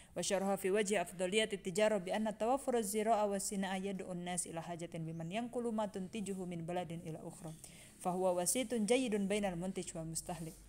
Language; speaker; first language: Arabic; non-native, fluent; Indonesian